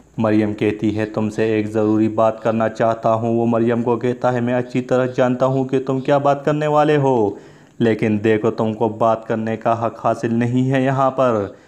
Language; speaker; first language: Urdu; non-native, local second language; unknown